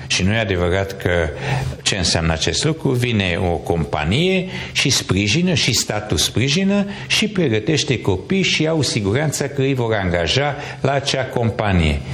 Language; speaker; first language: Romanian; non-native, local second language; Hungarian